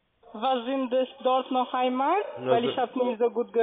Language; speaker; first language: German; non-native, learner; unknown